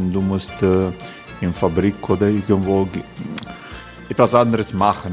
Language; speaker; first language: German; non-native, fluent; Croatian